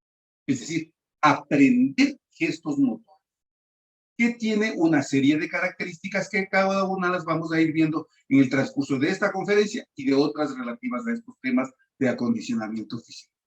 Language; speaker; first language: Spanish; native; Spanish